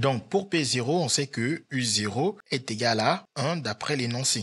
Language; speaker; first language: French; native; French